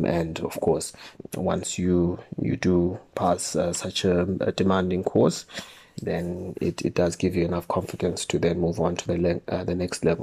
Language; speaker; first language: English; non-native, local second language; North Ndebele